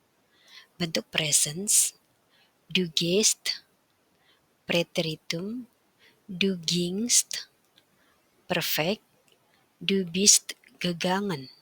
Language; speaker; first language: German; non-native, fluent; Indonesian